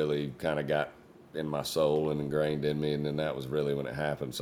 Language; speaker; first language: English; native; English